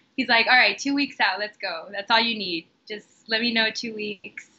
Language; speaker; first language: English; early bilingual, other home language; Spanish